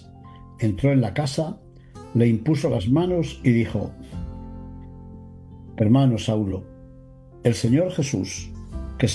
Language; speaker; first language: Spanish; native; Spanish